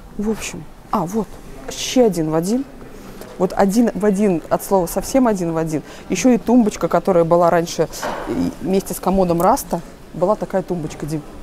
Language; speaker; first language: Russian; native; Russian